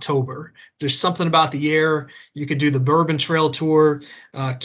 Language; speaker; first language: English; native; English